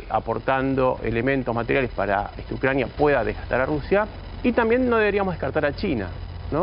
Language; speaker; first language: Spanish; native; Spanish